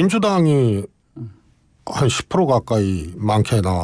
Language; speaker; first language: Korean; native; Korean